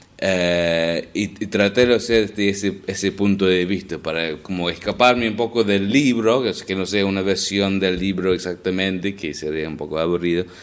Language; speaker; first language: Spanish; non-native, fluent; English